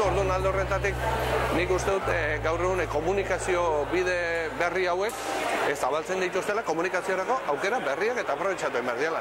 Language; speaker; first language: Basque; native; Basque